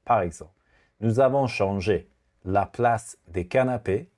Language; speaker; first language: French; non-native, fluent; Persian